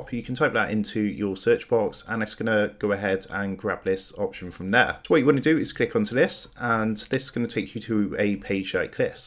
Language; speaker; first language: English; native; English